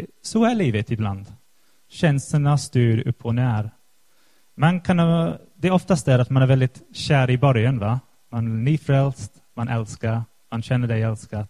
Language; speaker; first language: Swedish; non-native, fluent; English